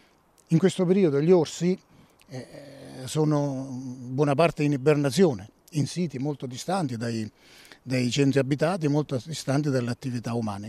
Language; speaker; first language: Italian; native; Italian